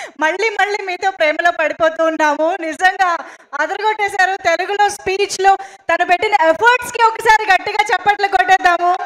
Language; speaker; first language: Telugu; native; Telugu